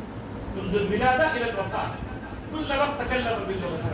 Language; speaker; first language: Arabic; non-native, fluent; Urdu